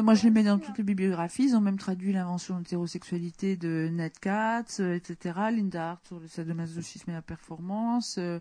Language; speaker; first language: French; native; French